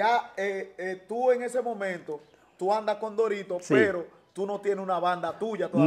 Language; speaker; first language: Spanish; native; Spanish